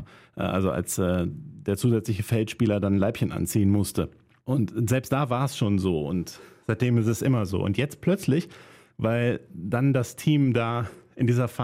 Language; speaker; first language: German; native; German